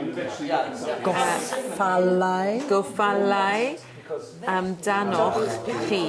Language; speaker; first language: Welsh; non-native, learner; English